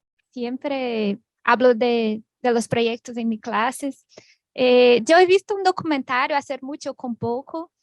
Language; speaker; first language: Spanish; non-native, fluent; Portuguese